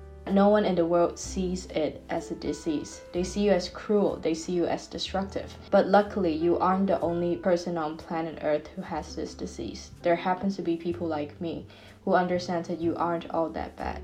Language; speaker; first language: English; non-native, local second language; Cantonese